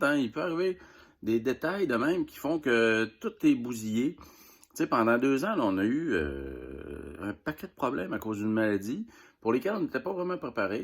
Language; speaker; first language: French; native; French